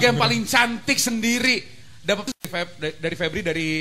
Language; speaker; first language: Indonesian; native; Indonesian